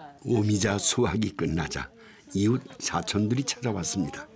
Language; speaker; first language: Korean; native; Korean